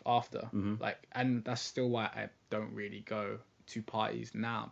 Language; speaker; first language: English; native; English